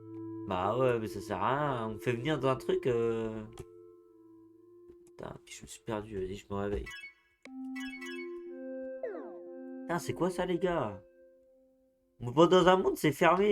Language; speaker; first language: French; native; French